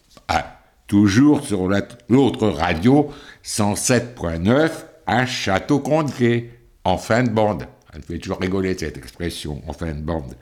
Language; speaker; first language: French; native; French